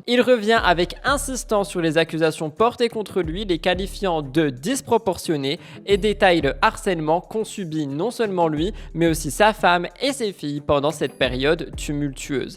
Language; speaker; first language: French; native; French